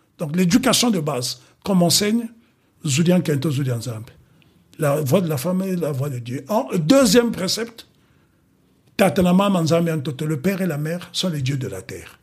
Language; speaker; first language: French; non-native, local second language; Kongo